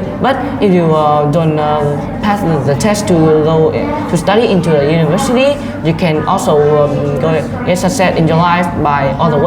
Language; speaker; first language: English; non-native, learner; Vietnamese